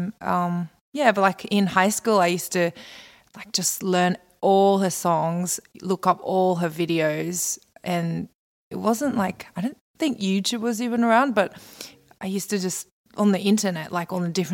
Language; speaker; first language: English; non-native, local second language; Korean